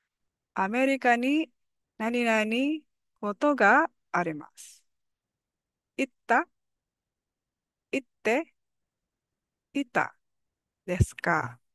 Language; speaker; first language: Japanese; non-native, fluent; Filipino